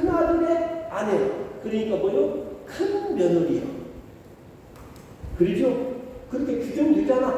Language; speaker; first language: Korean; native; Korean